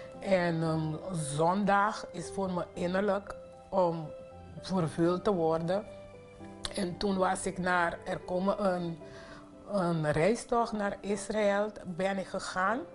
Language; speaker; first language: Dutch; non-native, local second language; Papiamento